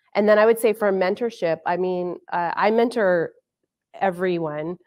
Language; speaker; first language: English; native; English